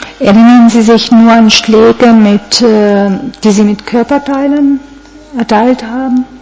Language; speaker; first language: German; non-native, fluent; Italian